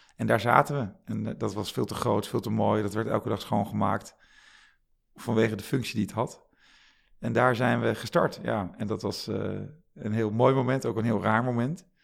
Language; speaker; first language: Dutch; native; Dutch